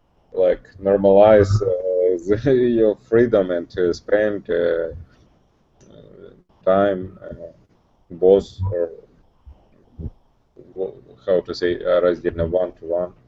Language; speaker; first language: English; non-native, learner; Russian